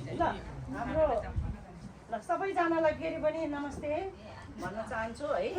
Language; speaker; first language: Nepali; non-native, local second language; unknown